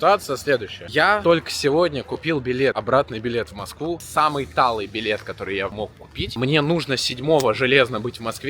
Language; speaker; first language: Russian; native; Russian